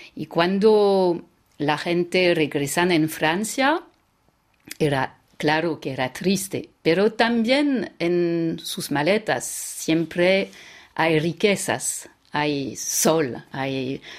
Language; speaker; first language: Spanish; non-native, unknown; French